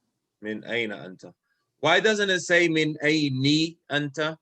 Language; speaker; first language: Arabic; non-native, fluent; English